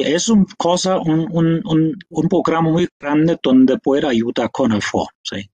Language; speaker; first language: Spanish; non-native, fluent; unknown